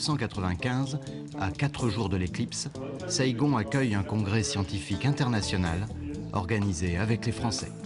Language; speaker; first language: French; native; French